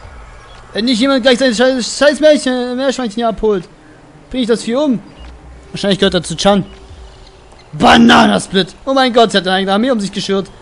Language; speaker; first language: German; native; German